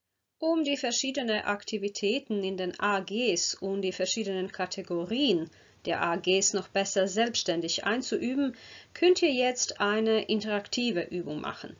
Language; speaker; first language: German; non-native, fluent; Croatian